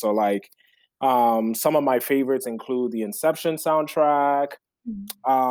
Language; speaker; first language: English; early bilingual, other home language; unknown